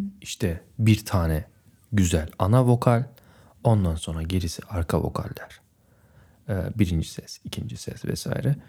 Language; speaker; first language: Turkish; native; Turkish